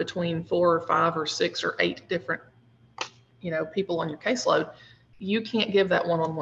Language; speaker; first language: English; native; English